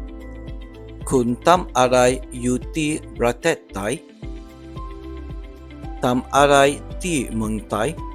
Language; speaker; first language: Thai; non-native, learner; English